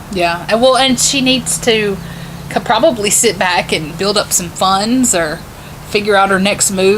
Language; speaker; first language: English; native; English